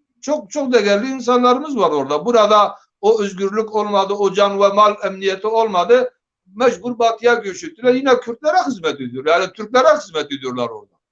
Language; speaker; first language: Turkish; non-native, local second language; Zaza